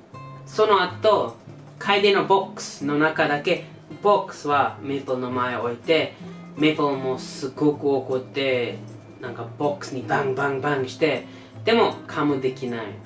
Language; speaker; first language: Japanese; non-native, learner; English